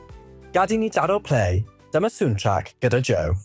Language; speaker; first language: Welsh; non-native, fluent; English